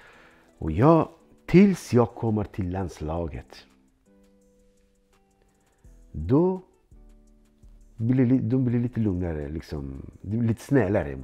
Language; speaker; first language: Swedish; non-native, learner; Persian